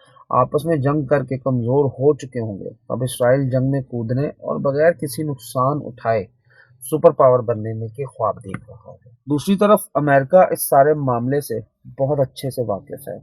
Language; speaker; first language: Urdu; native; Urdu